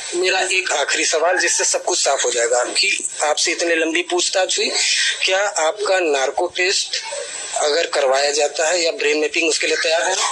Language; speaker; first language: Hindi; native; Hindi